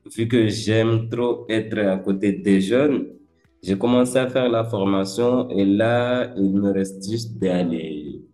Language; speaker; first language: French; early bilingual, other home language; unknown